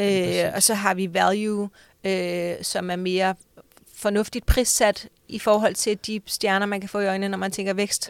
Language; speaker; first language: Danish; native; Danish